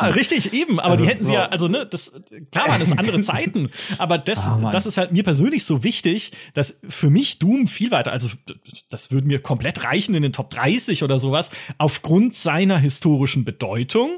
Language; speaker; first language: German; native; German